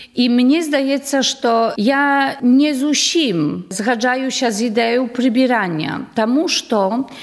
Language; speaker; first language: Belarusian; native; Belarusian